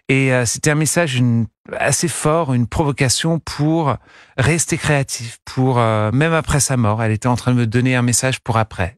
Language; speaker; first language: French; non-native, fluent; English